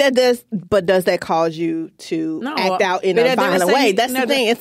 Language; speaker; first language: English; native; English